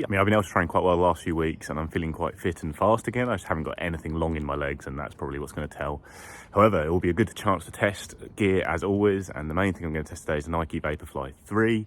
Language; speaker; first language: English; native; English